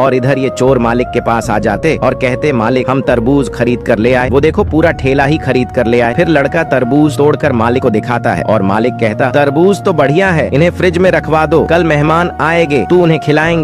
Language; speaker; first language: Hindi; native; Hindi